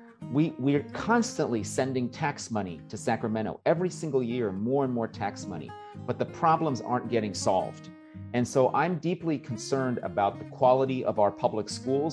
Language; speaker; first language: English; early bilingual, other home language; Chinese